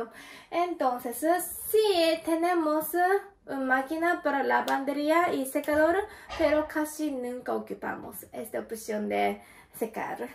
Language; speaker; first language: Spanish; non-native, learner; Japanese